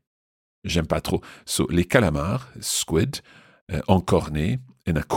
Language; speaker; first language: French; non-native, fluent; English